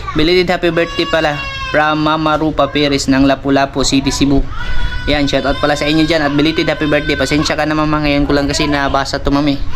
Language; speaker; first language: Filipino; non-native, local second language; Cebuano